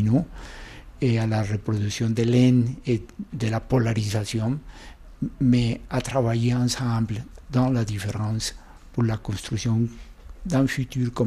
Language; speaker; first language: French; non-native, fluent; Spanish